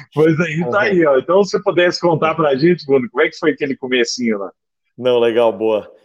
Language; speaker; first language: Portuguese; native; Portuguese